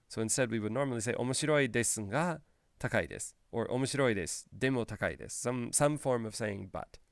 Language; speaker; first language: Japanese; non-native, fluent; English